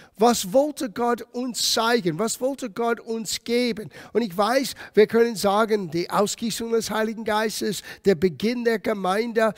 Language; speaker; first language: German; non-native, fluent; English